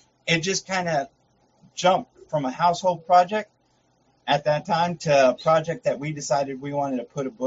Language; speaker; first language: English; native; English